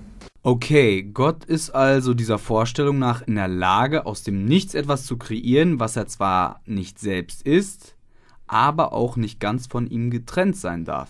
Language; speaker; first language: German; native; German